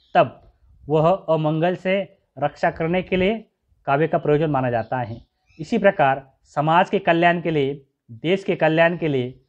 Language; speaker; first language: Hindi; non-native, local second language; Marathi